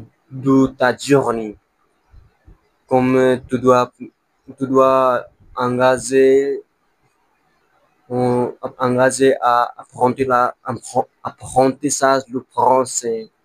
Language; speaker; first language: French; non-native, learner; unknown